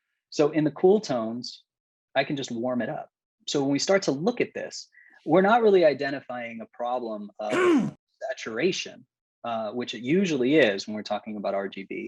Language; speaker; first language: English; native; English